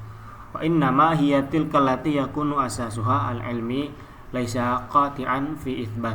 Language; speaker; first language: Arabic; non-native, learner; Indonesian